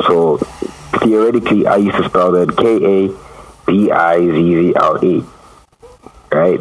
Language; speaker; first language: English; non-native, local second language; Tswana